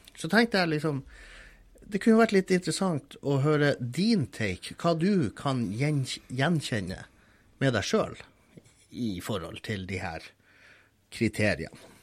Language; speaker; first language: Norwegian; native; Norwegian